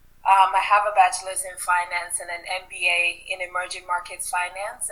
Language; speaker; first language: English; non-native, local second language; Yoruba